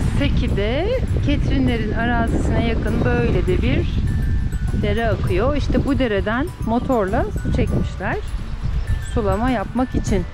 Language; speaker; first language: Turkish; native; Turkish